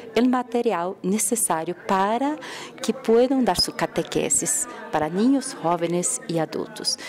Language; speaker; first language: Spanish; non-native, fluent; Portuguese